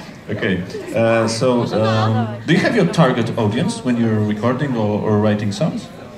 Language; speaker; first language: English; non-native, fluent; Polish